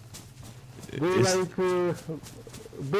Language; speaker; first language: English; non-native, learner; Romanian